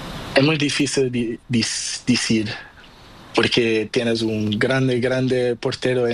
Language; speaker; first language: Spanish; non-native, learner; Portuguese